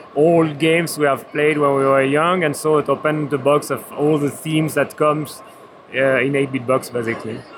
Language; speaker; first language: English; non-native, fluent; French